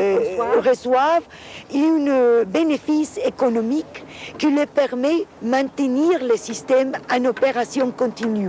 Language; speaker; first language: French; non-native, fluent; Spanish